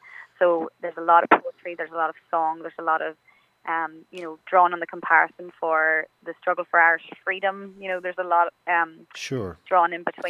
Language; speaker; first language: English; native; English